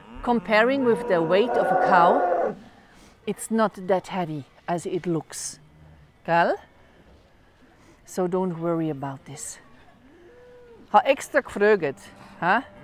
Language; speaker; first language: English; non-native, fluent; Swiss German